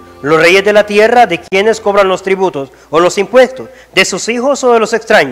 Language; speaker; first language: Spanish; native; Spanish